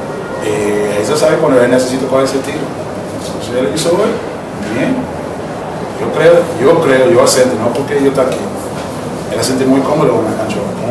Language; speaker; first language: Spanish; non-native, learner; English